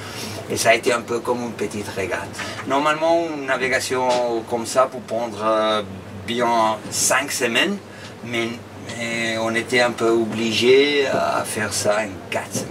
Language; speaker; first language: French; non-native, fluent; Spanish